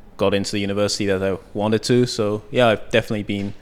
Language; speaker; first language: English; early bilingual, heritage; Japanese